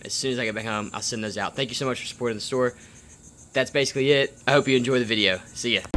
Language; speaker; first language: English; native; English